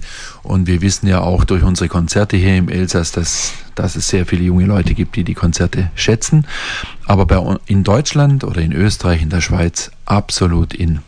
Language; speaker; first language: German; native; German